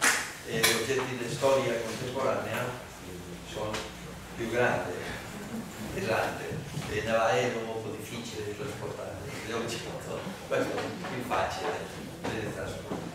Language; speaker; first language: Italian; non-native, learner; Spanish